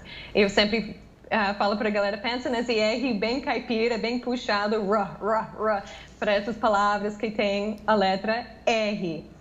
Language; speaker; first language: Portuguese; non-native, fluent; English